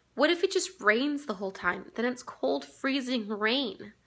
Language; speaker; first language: English; native; English